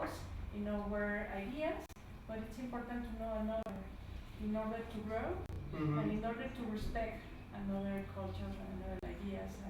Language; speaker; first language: English; non-native, learner; Spanish